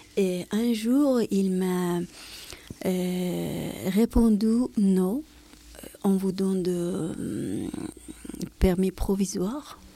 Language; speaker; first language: French; non-native, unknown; Persian